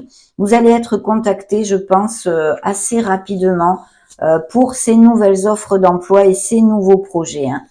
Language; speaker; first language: French; native; French